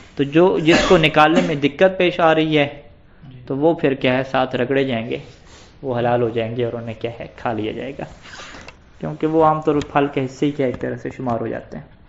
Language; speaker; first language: Urdu; non-native, local second language; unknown